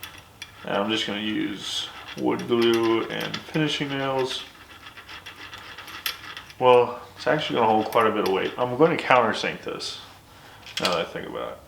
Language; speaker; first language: English; native; English